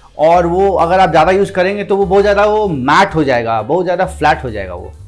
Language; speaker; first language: Hindi; non-native, local second language; Gujarati